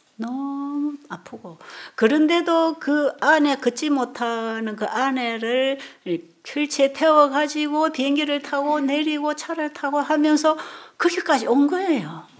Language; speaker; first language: Korean; native; Korean